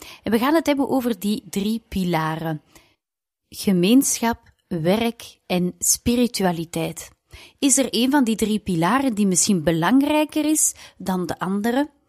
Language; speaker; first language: Dutch; native; Dutch